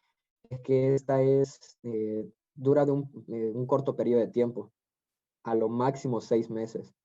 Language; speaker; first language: Spanish; native; Spanish